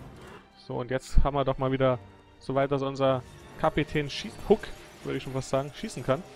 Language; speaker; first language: German; native; German